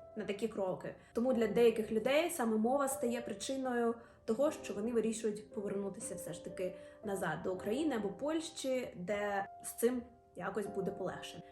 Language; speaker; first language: Ukrainian; native; Ukrainian